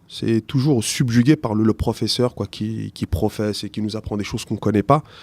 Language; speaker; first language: French; early bilingual, other home language; Arabic